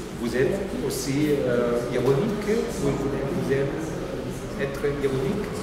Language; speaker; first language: French; non-native, learner; German